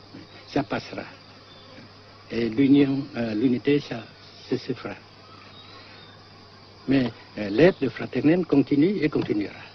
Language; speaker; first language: French; non-native, fluent; Vietnamese